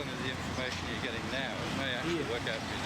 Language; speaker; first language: English; native; English